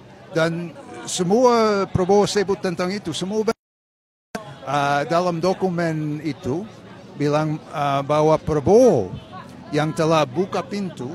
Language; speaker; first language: Indonesian; non-native, fluent; English